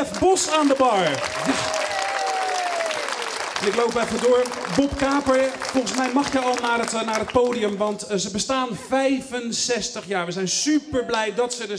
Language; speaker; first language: Dutch; native; Dutch